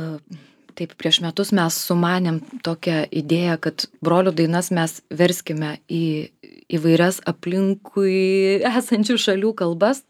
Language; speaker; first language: Lithuanian; native; Lithuanian